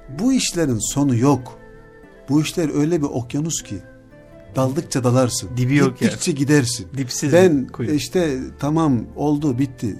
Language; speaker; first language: Turkish; native; Turkish